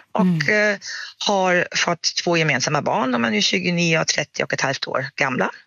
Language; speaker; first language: Swedish; non-native, fluent; German